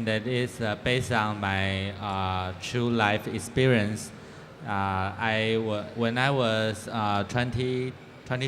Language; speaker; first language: English; non-native, fluent; Chinese